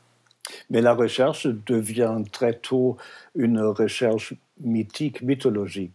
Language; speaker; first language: French; non-native, fluent; German